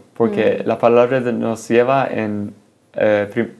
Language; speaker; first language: Spanish; early bilingual, heritage; Spanish